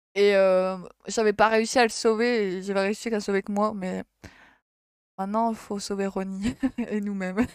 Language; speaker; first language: French; native; French